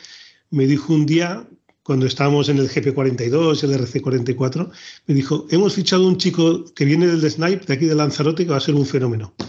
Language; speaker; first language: Spanish; native; Spanish